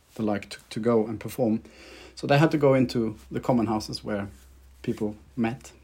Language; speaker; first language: English; non-native, fluent; Norwegian